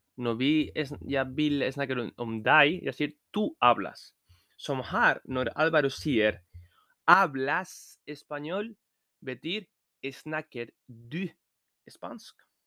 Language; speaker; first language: Norwegian; non-native, learner; Spanish